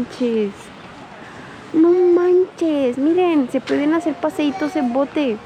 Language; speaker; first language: Spanish; native; Spanish